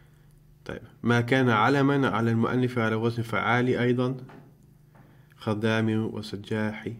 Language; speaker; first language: Arabic; non-native, fluent; Dutch